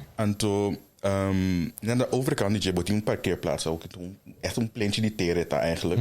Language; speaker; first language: Dutch; non-native, local second language; Papiamento